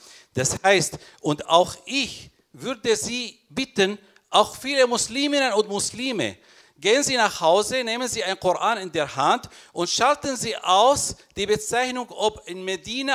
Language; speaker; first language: German; non-native, fluent; Arabic